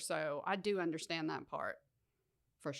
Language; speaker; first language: English; native; English